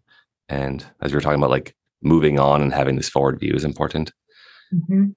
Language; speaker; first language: English; native; English